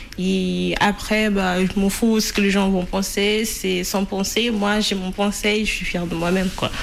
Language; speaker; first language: French; non-native, fluent; Portuguese